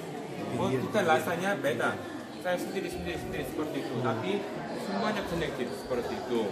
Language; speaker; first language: Indonesian; non-native, learner; Korean